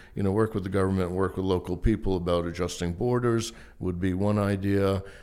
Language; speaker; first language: English; native; English